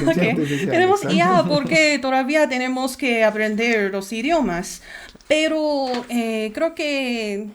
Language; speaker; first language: Spanish; non-native, learner; Chinese